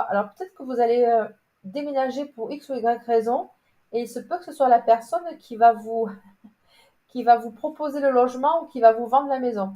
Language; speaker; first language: French; native; French